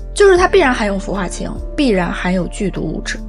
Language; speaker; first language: Chinese; native; Chinese